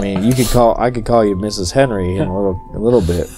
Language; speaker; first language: English; native; English